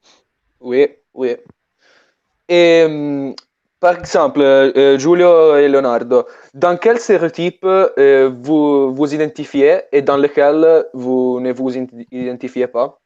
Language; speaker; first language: French; non-native, fluent; Italian